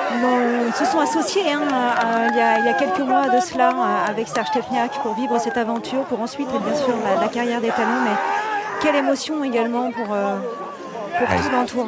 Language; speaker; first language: French; native; French